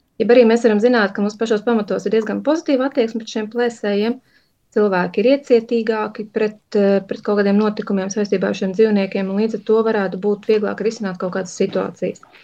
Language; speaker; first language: Latvian; native; Latvian